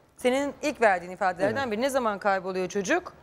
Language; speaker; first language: Turkish; native; Turkish